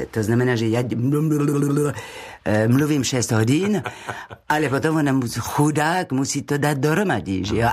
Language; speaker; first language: Czech; non-native, fluent; French